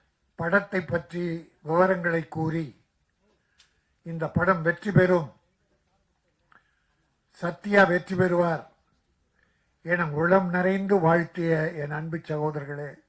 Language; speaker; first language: Tamil; native; Tamil